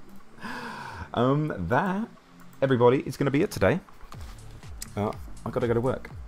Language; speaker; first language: English; native; English